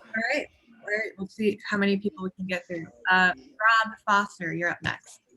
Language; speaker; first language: English; native; English